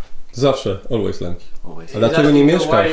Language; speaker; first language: Polish; native; Polish